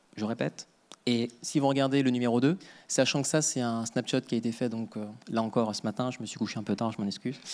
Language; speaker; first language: French; native; French